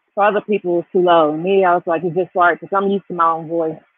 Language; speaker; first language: English; native; English